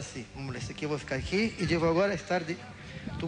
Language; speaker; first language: Spanish; non-native, learner; Portuguese